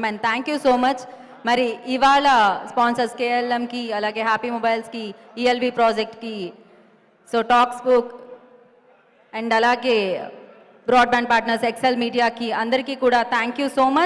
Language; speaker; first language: Telugu; native; Telugu